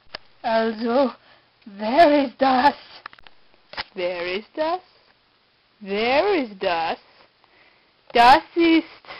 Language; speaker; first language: German; non-native, learner; English